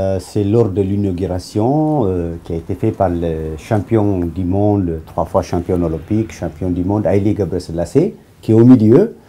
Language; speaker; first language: French; non-native, fluent; Amharic